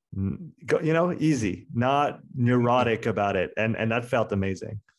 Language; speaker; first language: English; non-native, fluent; French